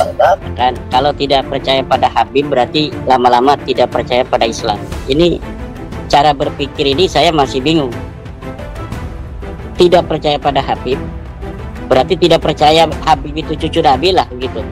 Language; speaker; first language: Indonesian; native; Indonesian